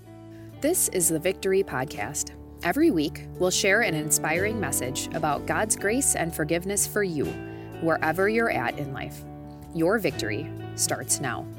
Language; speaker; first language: English; native; English